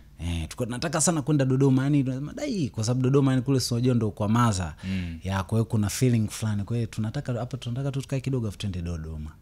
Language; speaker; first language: Swahili; native; Swahili